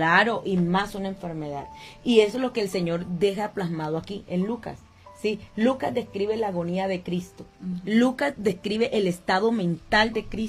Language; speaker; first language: Spanish; native; Spanish